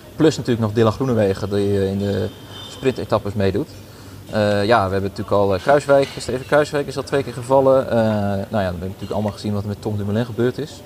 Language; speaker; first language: Dutch; native; Dutch